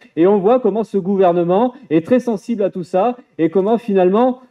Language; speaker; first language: French; native; French